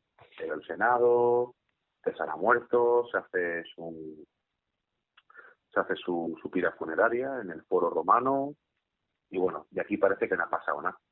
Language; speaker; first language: Spanish; native; Spanish